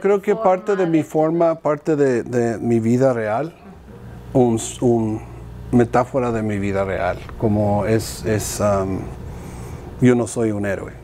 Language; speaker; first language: Spanish; early bilingual, heritage; Spanish